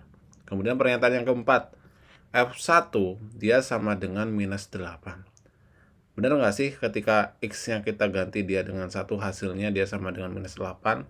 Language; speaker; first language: Indonesian; native; Indonesian